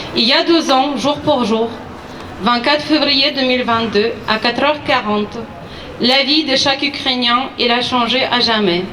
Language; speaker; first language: French; non-native, fluent; Ukrainian